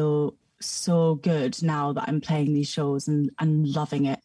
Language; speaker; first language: English; native; English